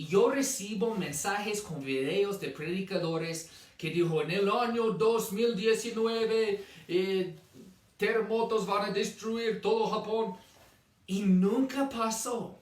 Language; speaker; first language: Spanish; non-native, fluent; English